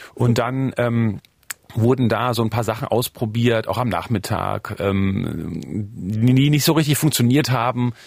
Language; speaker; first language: German; native; German